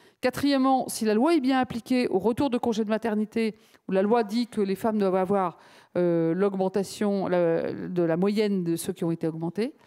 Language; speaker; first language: French; native; French